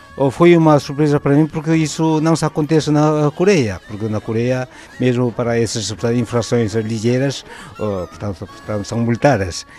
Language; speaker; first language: Portuguese; non-native, fluent; Korean